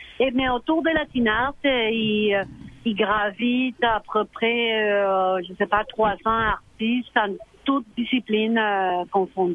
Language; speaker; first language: French; non-native, fluent; Spanish